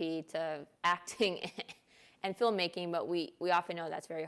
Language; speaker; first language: English; early bilingual, other home language; Hindi